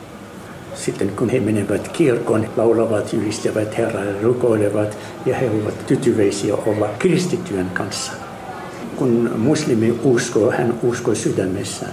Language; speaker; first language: Finnish; non-native, fluent; Arabic